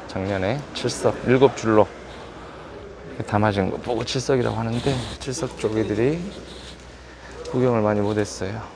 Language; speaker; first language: Korean; native; Korean